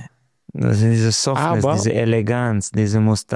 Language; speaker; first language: German; non-native, learner; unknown